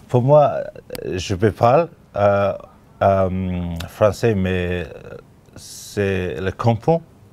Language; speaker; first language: French; non-native, learner; Tongan